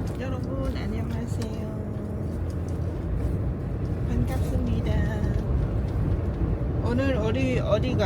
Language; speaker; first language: Korean; non-native, learner; Lao